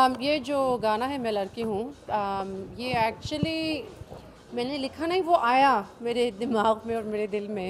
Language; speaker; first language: Hindi; early bilingual, heritage; English